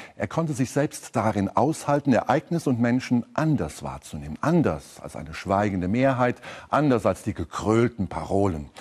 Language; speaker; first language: German; native; German